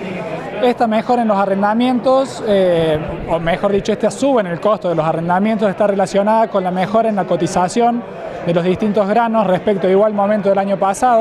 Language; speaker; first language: Spanish; native; Spanish